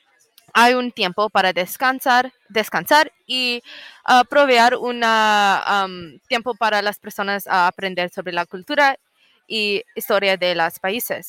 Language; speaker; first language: Spanish; non-native, learner; English